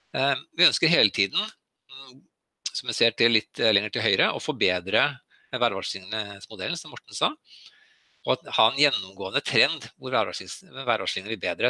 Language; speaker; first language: Norwegian; native; Norwegian